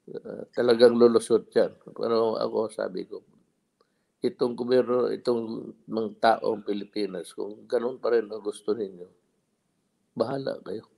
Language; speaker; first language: Filipino; non-native, local second language; Cebuano